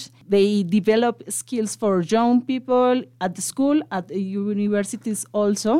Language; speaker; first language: English; non-native, local second language; Spanish